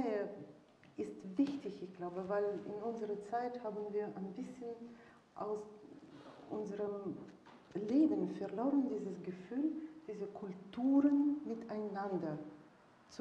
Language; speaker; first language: German; non-native, fluent; Russian